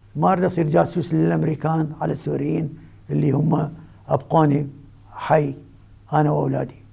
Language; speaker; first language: Arabic; native; Arabic